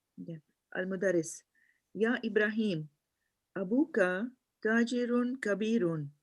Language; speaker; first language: Arabic; non-native, learner; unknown